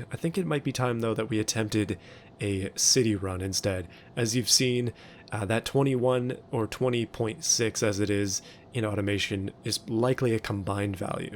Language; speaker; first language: English; native; English